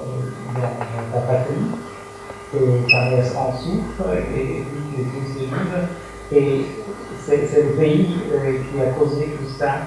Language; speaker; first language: French; non-native, fluent; German